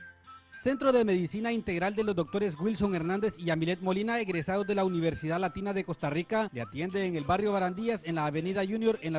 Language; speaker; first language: Spanish; native; Spanish